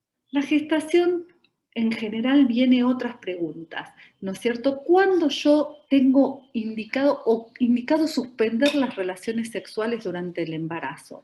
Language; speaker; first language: Spanish; native; Spanish